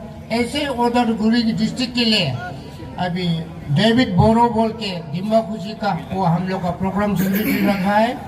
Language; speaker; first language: Hindi; non-native, local second language; Bodo